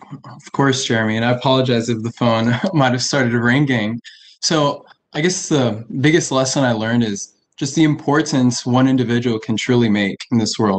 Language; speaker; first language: English; early bilingual, other home language; Spanish